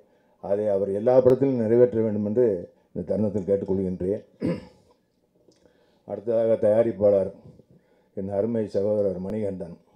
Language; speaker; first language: Tamil; native; Tamil